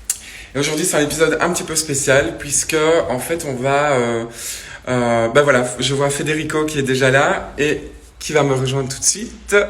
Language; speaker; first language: French; native; French